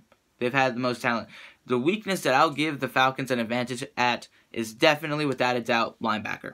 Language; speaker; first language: English; native; English